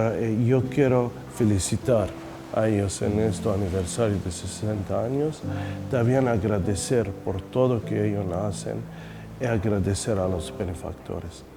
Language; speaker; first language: Spanish; non-native, fluent; Arabic